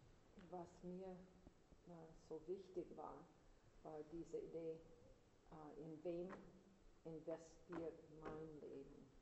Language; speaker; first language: German; non-native, learner; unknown